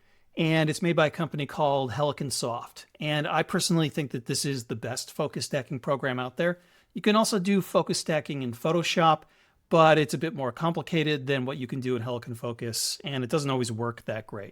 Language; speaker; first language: English; native; English